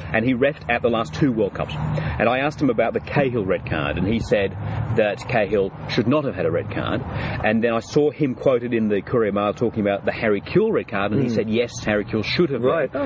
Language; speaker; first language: English; native; English